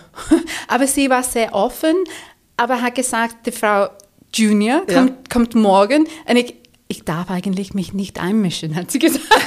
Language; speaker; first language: German; non-native, fluent; English